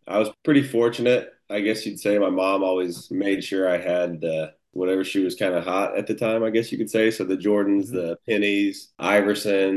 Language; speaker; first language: English; native; English